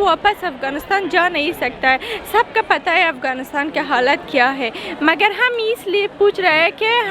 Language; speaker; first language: Hindi; non-native, learner; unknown